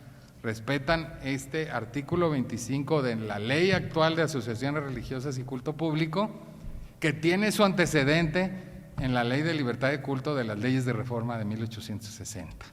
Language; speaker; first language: Spanish; native; Spanish